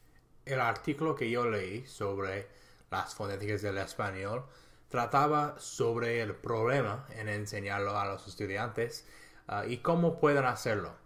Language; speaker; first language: Spanish; non-native, fluent; English